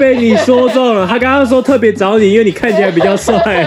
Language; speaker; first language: Chinese; native; Chinese